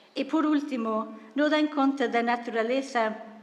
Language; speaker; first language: Spanish; non-native, fluent; English